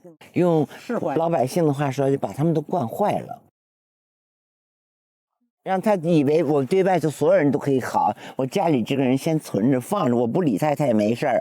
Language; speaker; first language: Chinese; native; Chinese